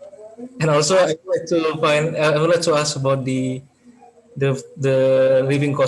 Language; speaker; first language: English; non-native, learner; Indonesian